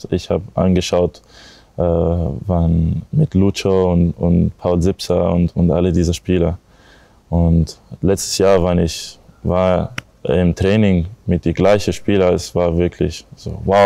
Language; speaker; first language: German; non-native, learner; English